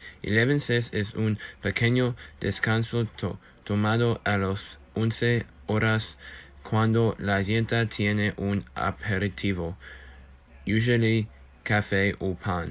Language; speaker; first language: Spanish; non-native, learner; English